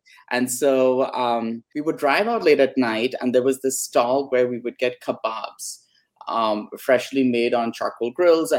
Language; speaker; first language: English; non-native, local second language; Hindi